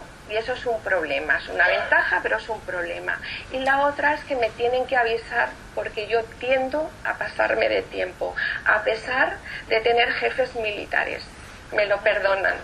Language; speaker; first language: Spanish; native; Spanish